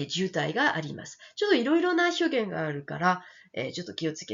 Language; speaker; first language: Japanese; non-native, fluent; French